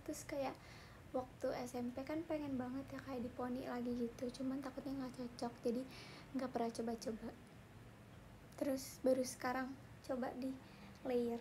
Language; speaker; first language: Indonesian; native; Indonesian